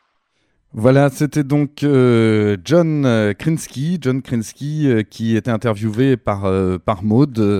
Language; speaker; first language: French; native; French